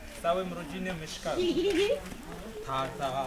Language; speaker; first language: Polish; non-native, learner; Swahili